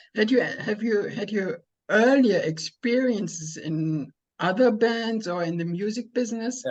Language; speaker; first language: English; non-native, learner; German